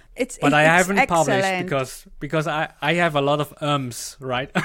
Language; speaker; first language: English; non-native, fluent; Swiss German